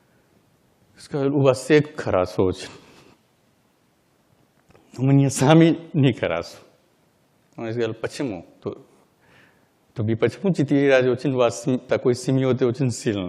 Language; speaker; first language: Russian; non-native, learner; Hindi